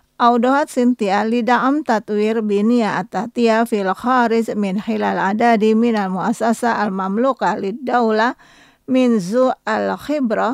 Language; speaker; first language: Arabic; non-native, fluent; Indonesian